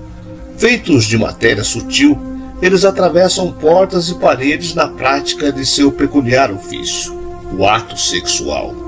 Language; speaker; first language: Portuguese; native; Portuguese